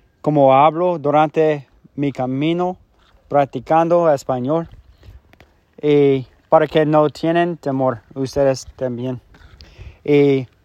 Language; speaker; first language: Spanish; non-native, fluent; English